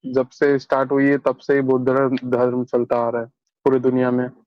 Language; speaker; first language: Hindi; native; Hindi